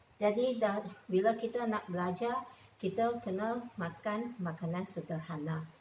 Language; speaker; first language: Malay; non-native, local second language; Chinese